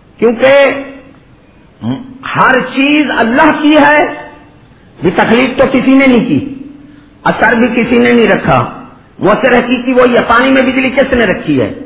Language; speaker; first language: Urdu; non-native, local second language; Punjabi